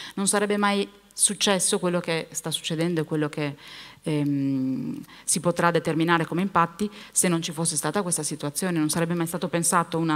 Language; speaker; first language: Italian; native; Italian